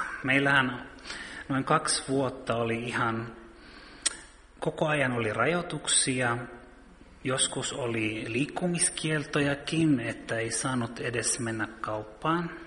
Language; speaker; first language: Finnish; early bilingual, heritage; Finnish